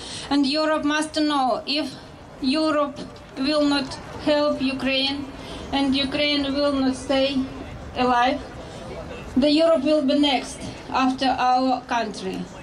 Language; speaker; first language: English; non-native, fluent; Ukrainian